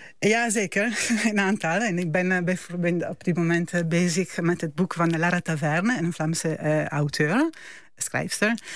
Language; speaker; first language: Dutch; non-native, fluent; Italian